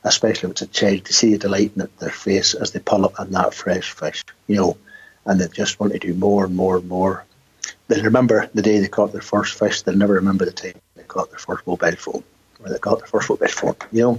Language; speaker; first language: English; native; English